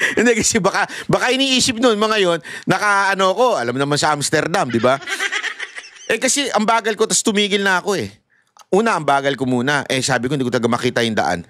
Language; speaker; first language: Filipino; native; Filipino